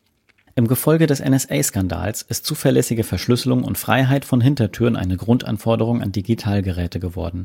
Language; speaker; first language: German; native; German